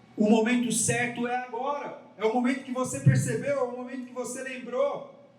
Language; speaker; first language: Portuguese; native; Portuguese